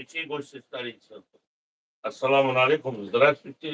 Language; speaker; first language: Russian; non-native, fluent; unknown